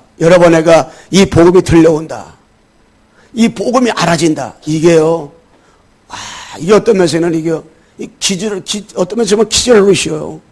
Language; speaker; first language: Korean; native; Korean